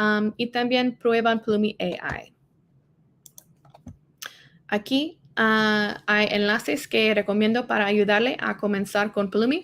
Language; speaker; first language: Spanish; non-native, learner; English